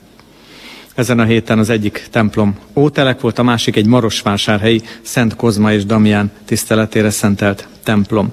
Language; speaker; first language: Hungarian; native; Hungarian